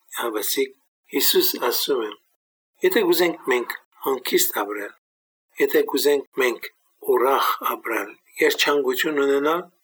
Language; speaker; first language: Armenian; native; Armenian